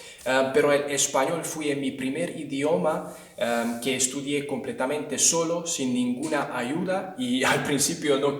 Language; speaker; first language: Spanish; non-native, fluent; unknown